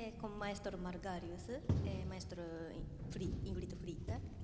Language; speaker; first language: Italian; non-native, learner; Japanese